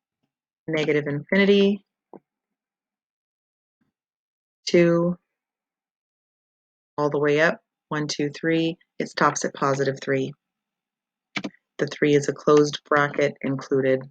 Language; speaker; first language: English; native; English